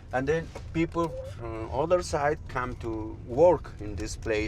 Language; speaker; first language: English; non-native, fluent; Spanish